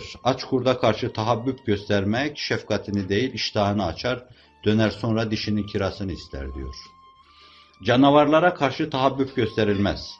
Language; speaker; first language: Turkish; native; Turkish